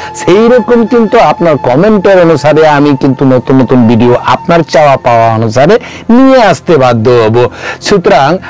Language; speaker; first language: Bangla; non-native, local second language; Kok Borok